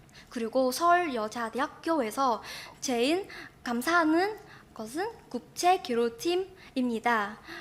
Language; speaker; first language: Korean; non-native, fluent; Vietnamese